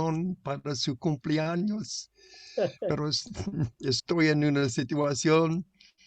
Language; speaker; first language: Spanish; non-native, fluent; English